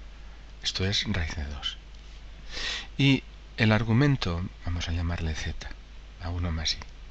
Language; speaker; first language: Spanish; native; Spanish